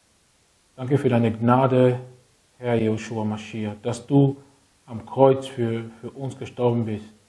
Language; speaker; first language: German; non-native, fluent; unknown